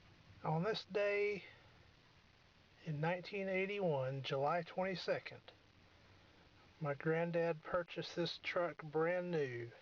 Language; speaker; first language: English; native; English